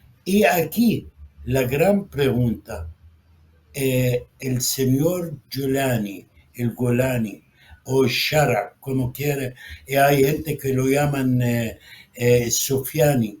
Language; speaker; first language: Spanish; non-native, fluent; Arabic